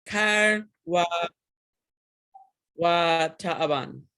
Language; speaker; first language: Arabic; non-native, learner; English